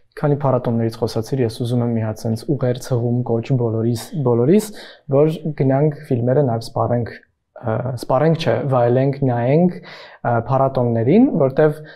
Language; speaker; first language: Armenian; native; Armenian